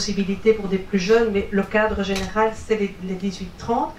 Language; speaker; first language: French; native; French